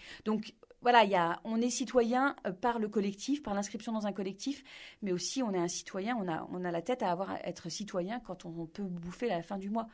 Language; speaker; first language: French; native; French